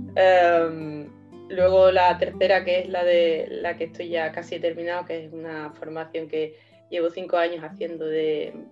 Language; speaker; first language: Spanish; native; Spanish